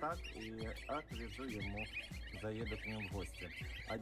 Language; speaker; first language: Russian; native; Russian